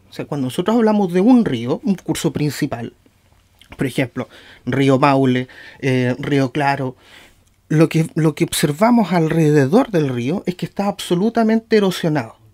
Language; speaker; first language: Spanish; native; Spanish